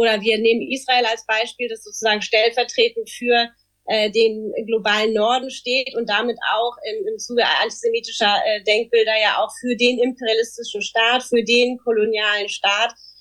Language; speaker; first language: German; early bilingual, other home language; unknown